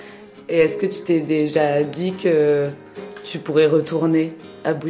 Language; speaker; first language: French; non-native, fluent; German